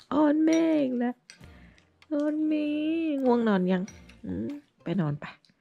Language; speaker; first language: Thai; native; Thai